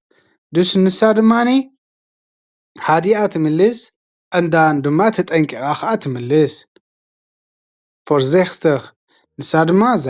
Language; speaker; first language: Dutch; non-native, fluent; Tigrinya